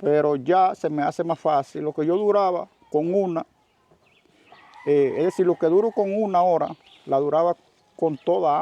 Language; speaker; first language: Spanish; native; Spanish